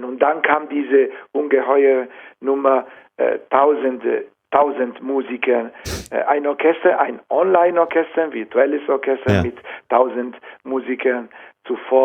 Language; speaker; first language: German; non-native, fluent; Italian